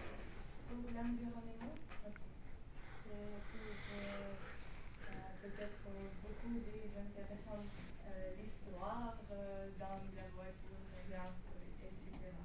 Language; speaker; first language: French; non-native, learner; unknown